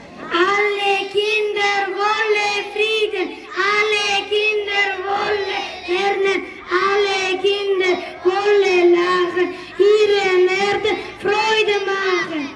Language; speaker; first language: German; non-native, learner; Uzbek